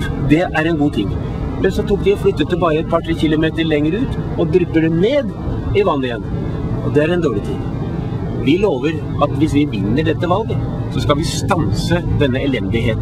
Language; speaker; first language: Norwegian; native; Norwegian